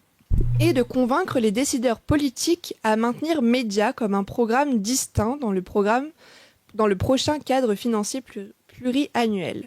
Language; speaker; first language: French; native; French